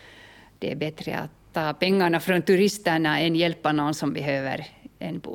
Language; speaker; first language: Swedish; non-native, fluent; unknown